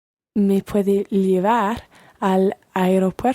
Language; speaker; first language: Spanish; non-native, learner; English